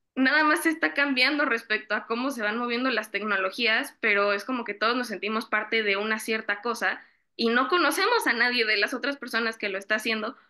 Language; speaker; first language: Spanish; native; Spanish